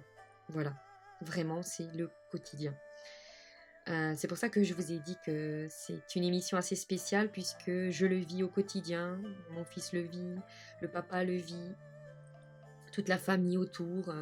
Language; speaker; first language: French; native; French